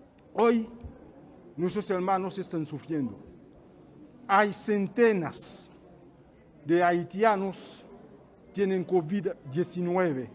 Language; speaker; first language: Spanish; non-native, fluent; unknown